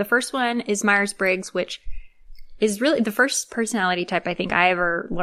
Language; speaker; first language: English; native; English